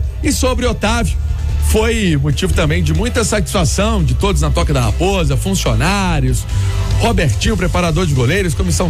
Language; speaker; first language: Portuguese; native; Portuguese